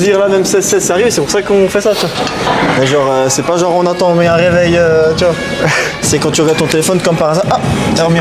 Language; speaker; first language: French; native; French